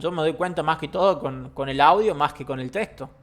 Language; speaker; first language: Spanish; native; Spanish